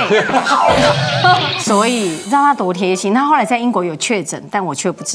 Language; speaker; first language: Chinese; native; Chinese